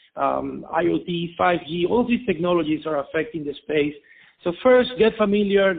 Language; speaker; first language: English; non-native, fluent; Spanish